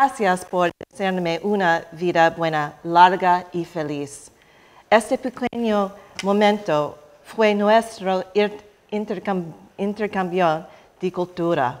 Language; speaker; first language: Spanish; non-native, learner; English